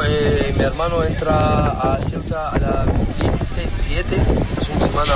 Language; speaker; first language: Spanish; non-native, learner; Arabic